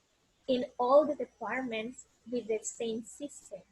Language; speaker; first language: English; non-native, learner; Spanish